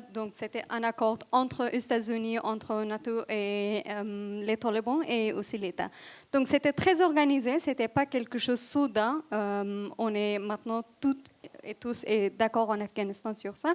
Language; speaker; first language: French; non-native, fluent; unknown